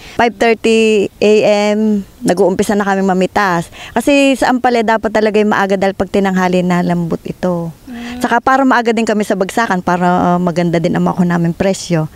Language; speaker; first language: Filipino; native; Filipino